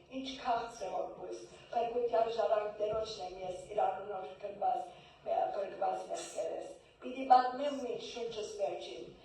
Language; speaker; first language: Armenian; early bilingual, heritage; Armenian